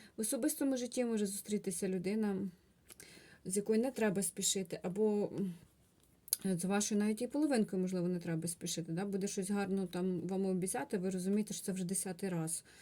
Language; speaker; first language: Ukrainian; non-native, local second language; Russian